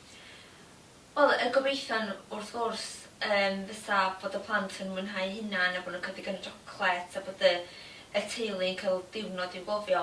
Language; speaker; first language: Welsh; native; Welsh